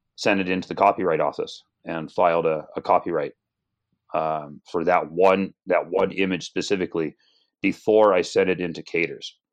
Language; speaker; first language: English; native; English